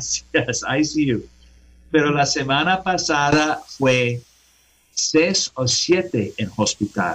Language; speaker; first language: Spanish; non-native, learner; English